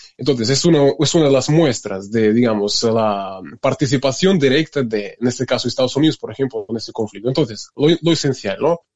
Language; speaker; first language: Spanish; non-native, fluent; Russian